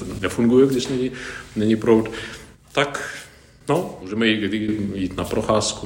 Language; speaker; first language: Czech; non-native, fluent; Ukrainian